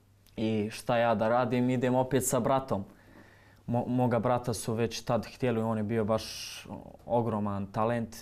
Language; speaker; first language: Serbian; early bilingual, heritage; Croatian